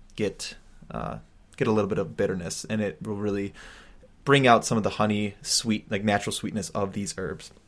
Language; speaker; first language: English; native; English